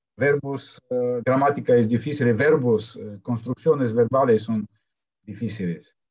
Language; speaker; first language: Spanish; non-native, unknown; Russian